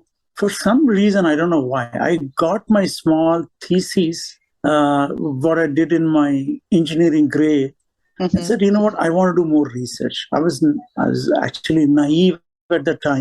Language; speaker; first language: English; non-native, local second language; Telugu